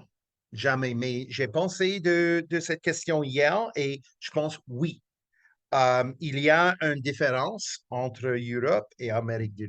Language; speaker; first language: French; non-native, local second language; English